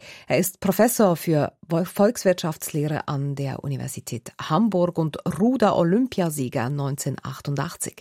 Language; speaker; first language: German; native; German